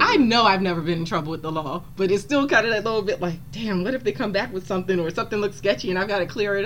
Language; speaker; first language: English; native; English